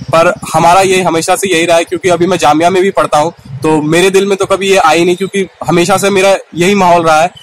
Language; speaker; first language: Hindi; non-native, local second language; Bangla